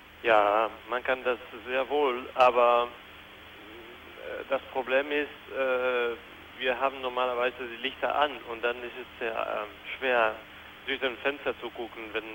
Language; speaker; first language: German; non-native, fluent; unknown